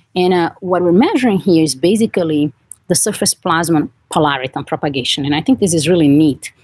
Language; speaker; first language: English; non-native, fluent; Portuguese